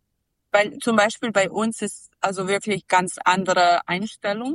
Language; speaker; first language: German; non-native, fluent; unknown